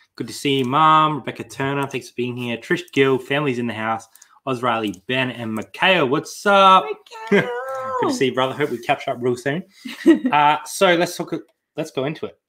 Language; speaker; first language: English; native; English